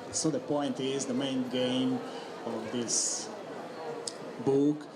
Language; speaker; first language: English; non-native, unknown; Hungarian